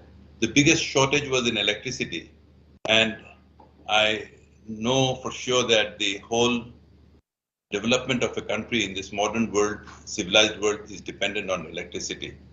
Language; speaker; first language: English; non-native, fluent; Bangla